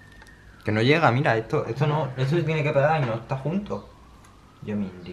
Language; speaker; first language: Spanish; native; Spanish